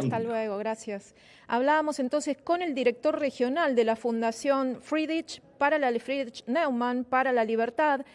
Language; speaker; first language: Spanish; native; Spanish